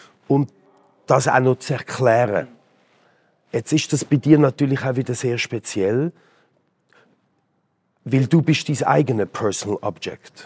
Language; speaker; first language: German; native; German